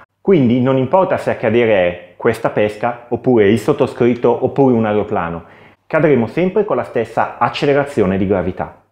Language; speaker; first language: Italian; native; Italian